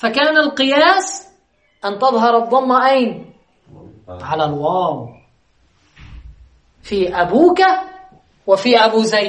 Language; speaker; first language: Arabic; native; Arabic